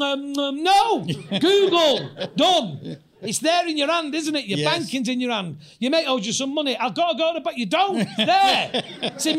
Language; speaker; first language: English; native; English